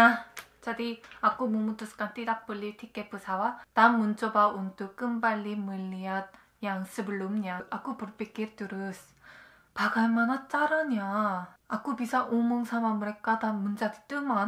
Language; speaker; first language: Indonesian; non-native, learner; Korean